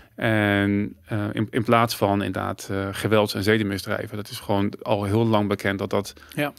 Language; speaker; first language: Dutch; early bilingual, other home language; English